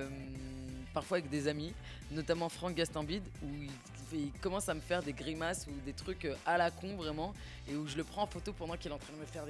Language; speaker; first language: French; native; French